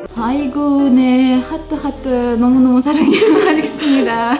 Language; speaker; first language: Korean; non-native, fluent; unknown